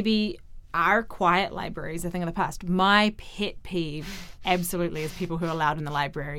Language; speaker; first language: English; native; English